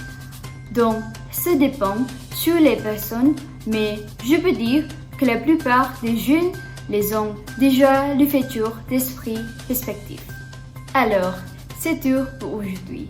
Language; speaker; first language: French; non-native, learner; Indonesian